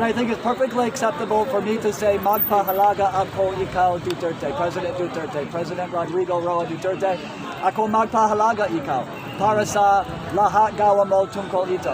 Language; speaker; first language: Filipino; non-native, learner; English